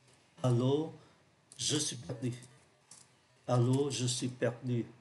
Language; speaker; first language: French; non-native, fluent; Vietnamese